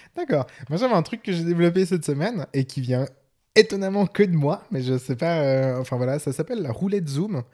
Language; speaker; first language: French; native; French